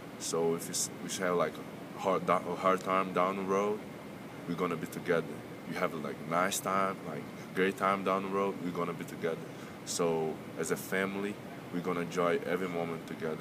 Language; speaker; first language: English; non-native, fluent; Portuguese